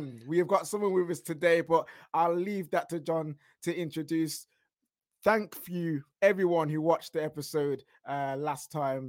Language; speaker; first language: English; native; English